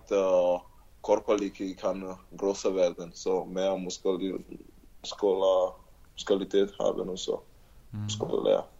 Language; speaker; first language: German; non-native, learner; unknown